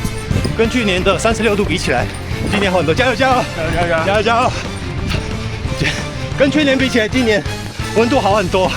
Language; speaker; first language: Chinese; native; Chinese